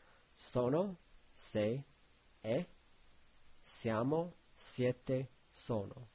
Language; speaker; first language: Italian; non-native, learner; English